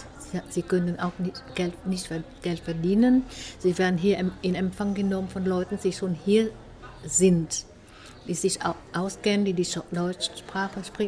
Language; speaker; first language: German; non-native, fluent; Vietnamese